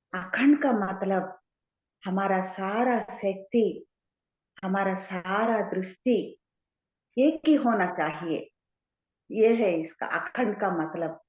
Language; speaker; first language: Hindi; non-native, local second language; Telugu